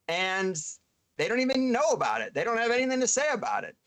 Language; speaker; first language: English; native; English